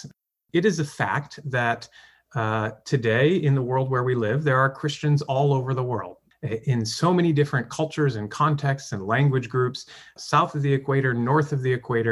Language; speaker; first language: English; native; English